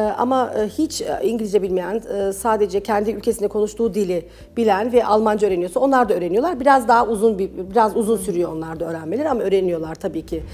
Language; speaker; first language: Turkish; early bilingual, heritage; Turkish